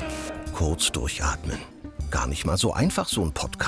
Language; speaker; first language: German; native; German